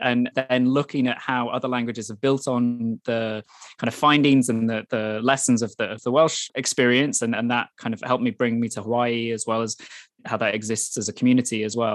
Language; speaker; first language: English; native; English